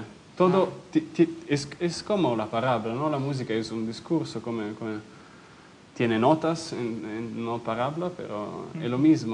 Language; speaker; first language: Spanish; non-native, fluent; Italian